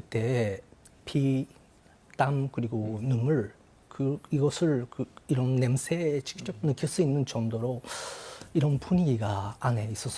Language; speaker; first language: Korean; non-native, fluent; Japanese